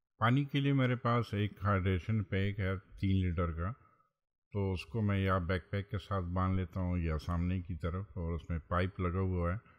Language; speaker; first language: Urdu; non-native, local second language; Pashto